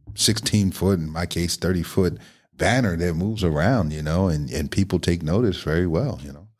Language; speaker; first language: English; native; English